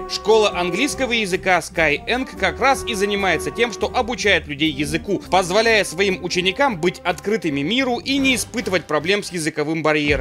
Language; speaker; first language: Russian; native; Russian